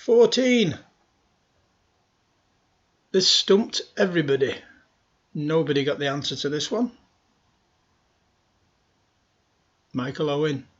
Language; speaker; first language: English; native; English